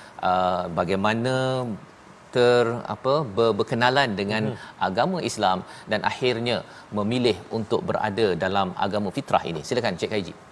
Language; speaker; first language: Malay; native; Malay